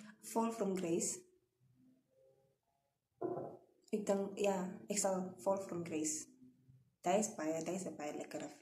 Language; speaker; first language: Afrikaans; non-native, local second language; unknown